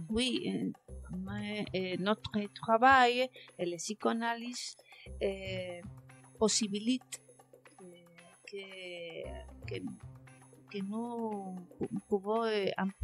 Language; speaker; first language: French; non-native, learner; Spanish